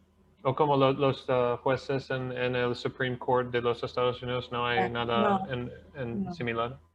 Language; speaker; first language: Spanish; non-native, fluent; English